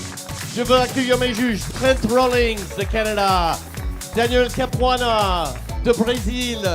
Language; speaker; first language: French; native; French